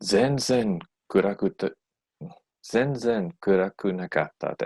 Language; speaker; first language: Japanese; non-native, learner; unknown